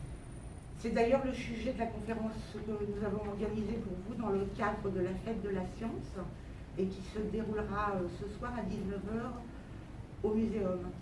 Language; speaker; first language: French; native; French